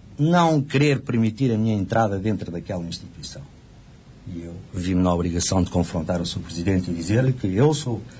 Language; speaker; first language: Portuguese; native; Portuguese